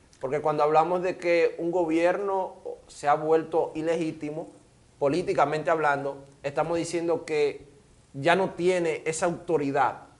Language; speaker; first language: Spanish; native; Spanish